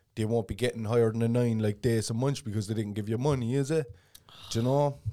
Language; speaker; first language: English; native; English